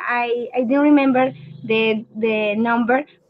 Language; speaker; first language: English; non-native, learner; Spanish